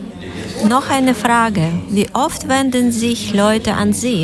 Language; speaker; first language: German; non-native, learner; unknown